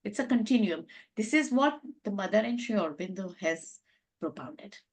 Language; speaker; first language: English; non-native, local second language; Gujarati